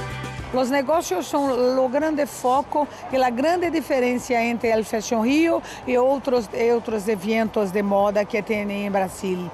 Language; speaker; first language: Spanish; non-native, fluent; Portuguese